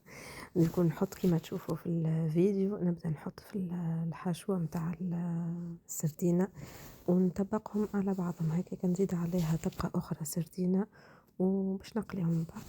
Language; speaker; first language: Arabic; native; Arabic